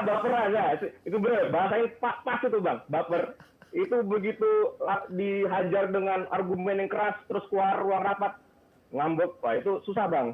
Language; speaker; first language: Indonesian; native; Indonesian